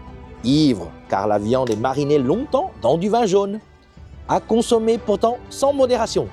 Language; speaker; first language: French; native; French